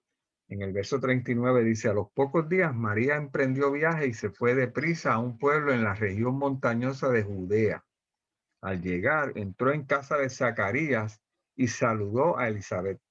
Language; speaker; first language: Spanish; native; Spanish